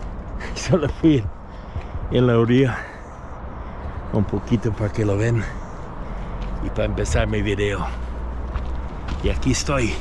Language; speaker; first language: Spanish; non-native, fluent; English